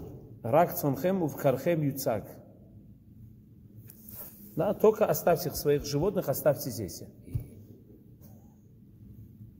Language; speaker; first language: Russian; early bilingual, heritage; Russian